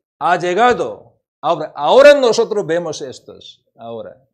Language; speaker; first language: Spanish; non-native, learner; Korean